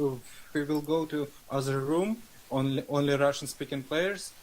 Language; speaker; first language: English; non-native, learner; Russian